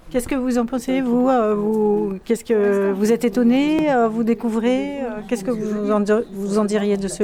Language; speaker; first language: French; native; French